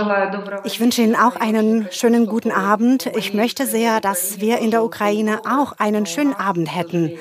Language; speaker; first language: German; non-native, fluent; Ukrainian